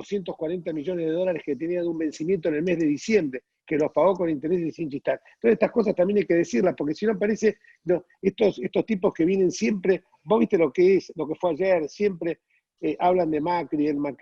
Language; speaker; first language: Spanish; native; Spanish